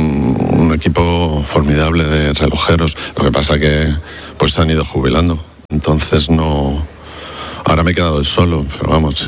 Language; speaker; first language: Spanish; native; Spanish